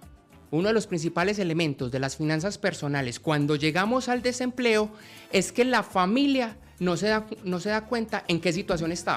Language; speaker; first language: Spanish; native; Spanish